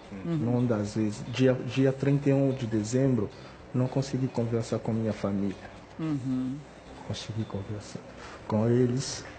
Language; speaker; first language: Portuguese; non-native, fluent; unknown